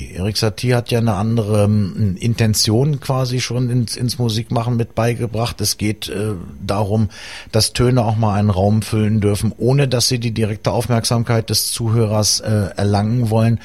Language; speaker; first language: German; native; German